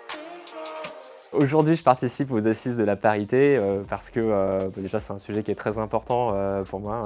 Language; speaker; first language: French; native; French